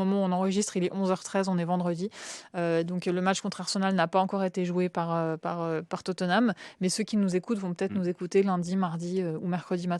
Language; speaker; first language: French; native; French